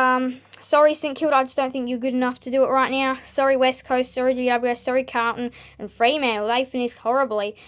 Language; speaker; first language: English; native; English